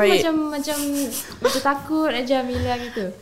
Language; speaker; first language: Malay; native; Malay